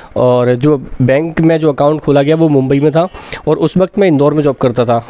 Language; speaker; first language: Hindi; native; Hindi